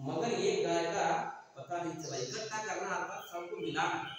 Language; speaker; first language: Hindi; non-native, local second language; Kannada